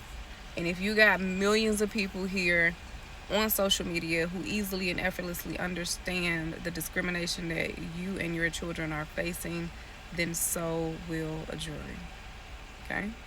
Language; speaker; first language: English; native; English